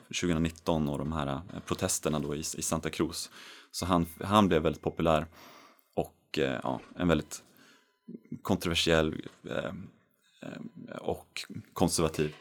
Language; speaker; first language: Swedish; native; Swedish